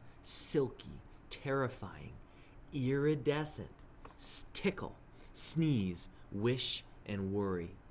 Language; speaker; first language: English; native; English